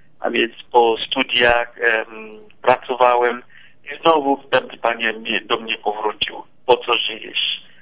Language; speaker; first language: Polish; non-native, fluent; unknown